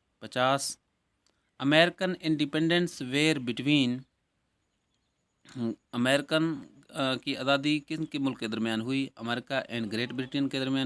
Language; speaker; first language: Urdu; native; Urdu